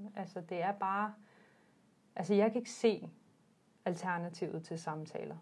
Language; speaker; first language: Danish; early bilingual, other home language; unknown